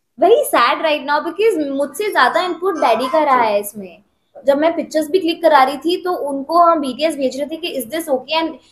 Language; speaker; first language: Hindi; native; Hindi